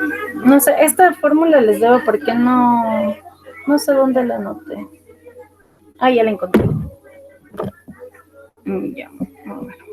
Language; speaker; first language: Spanish; native; Spanish